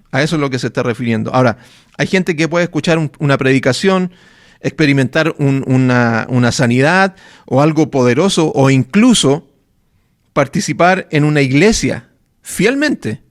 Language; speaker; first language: Spanish; native; Spanish